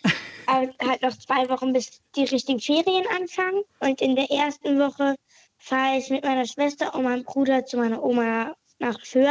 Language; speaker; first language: German; native; German